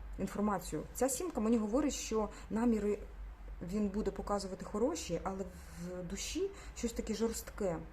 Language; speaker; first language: Ukrainian; non-native, local second language; Russian